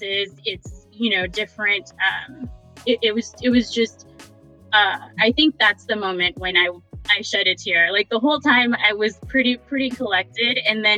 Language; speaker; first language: English; native; English